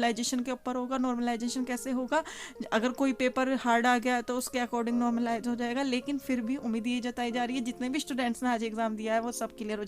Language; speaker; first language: Hindi; native; Hindi